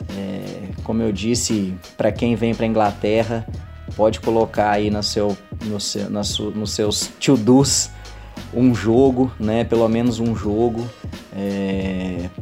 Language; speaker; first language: Portuguese; native; Portuguese